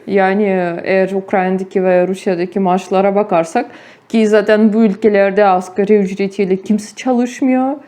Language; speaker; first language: Turkish; non-native, fluent; Ukrainian